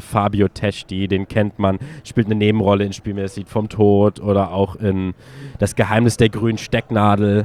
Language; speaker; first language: German; native; German